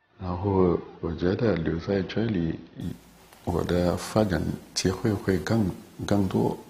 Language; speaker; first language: Chinese; non-native, fluent; French